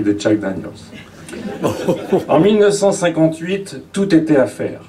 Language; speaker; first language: French; native; French